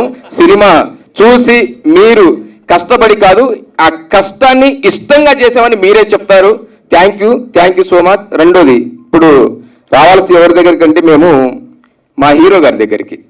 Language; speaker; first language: Telugu; native; Telugu